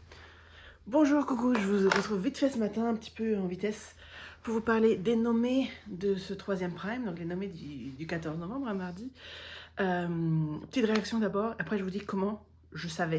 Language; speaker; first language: French; native; French